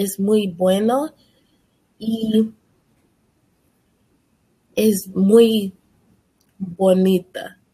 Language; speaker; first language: Spanish; non-native, learner; English